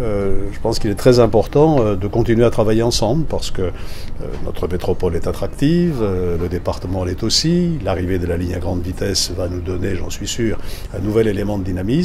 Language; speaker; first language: French; native; French